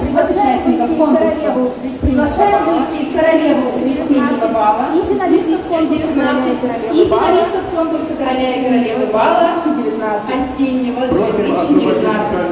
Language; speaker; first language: Russian; native; Russian